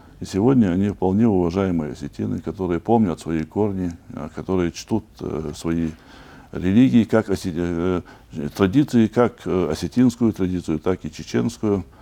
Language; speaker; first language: Russian; non-native, local second language; Chechen